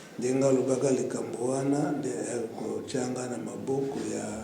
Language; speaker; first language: Lingala; non-native, local second language; Kongo